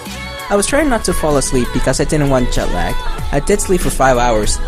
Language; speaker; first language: English; early bilingual, other home language; Spanish